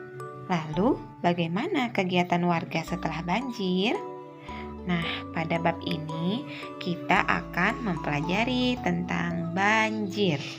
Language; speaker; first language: Indonesian; native; Indonesian